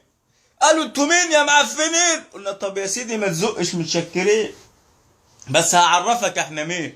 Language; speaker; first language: Arabic; native; Arabic